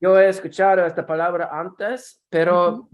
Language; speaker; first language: Spanish; non-native, learner; Russian